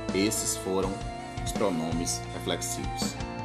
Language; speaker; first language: English; non-native, fluent; Portuguese